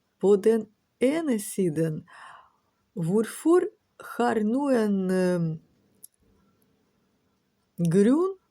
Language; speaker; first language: Norwegian; non-native, learner; Ukrainian